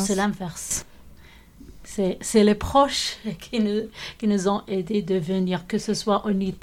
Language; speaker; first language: French; non-native, local second language; Arabic